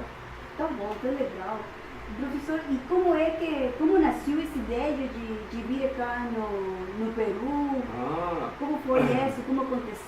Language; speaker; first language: Portuguese; non-native, fluent; Spanish